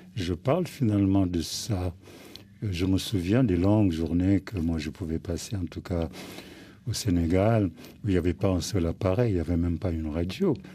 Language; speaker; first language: French; non-native, local second language; Wolof